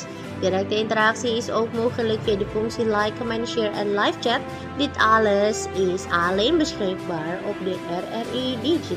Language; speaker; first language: Dutch; non-native, fluent; Indonesian